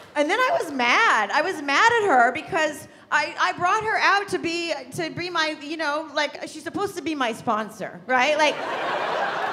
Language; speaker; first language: English; native; English